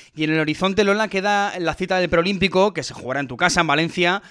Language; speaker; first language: Spanish; native; Spanish